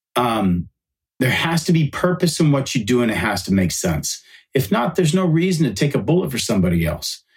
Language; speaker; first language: English; native; English